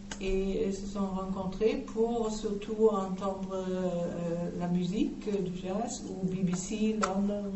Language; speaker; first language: French; non-native, fluent; German